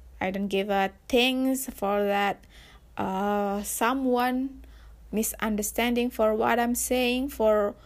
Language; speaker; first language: English; non-native, learner; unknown